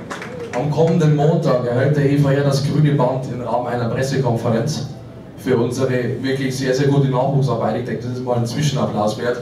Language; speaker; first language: German; native; German